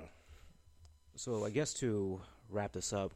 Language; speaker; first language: English; native; English